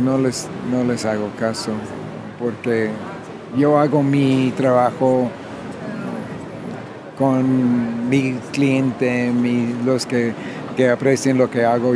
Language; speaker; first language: Spanish; non-native, fluent; English